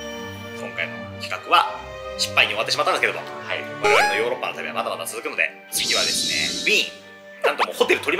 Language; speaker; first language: Japanese; native; Japanese